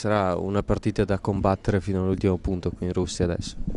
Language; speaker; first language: Italian; native; Italian